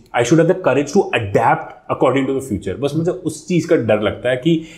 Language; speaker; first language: Hindi; native; Hindi